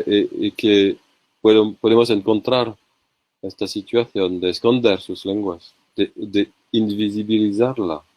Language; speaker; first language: Spanish; non-native, learner; French